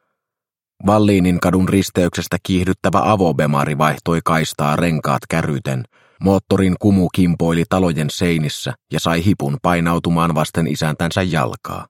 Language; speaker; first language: Finnish; native; Finnish